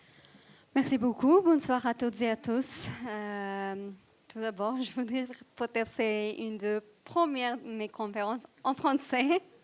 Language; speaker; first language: French; non-native, fluent; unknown